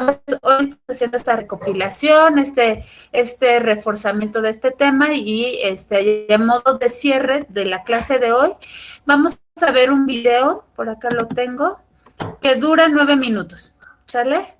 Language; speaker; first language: Spanish; native; Spanish